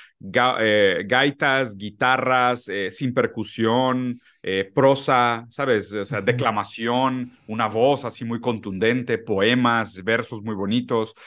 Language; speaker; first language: Spanish; early bilingual, other home language; Portuguese